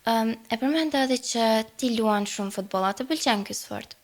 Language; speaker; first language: Albanian; native; Albanian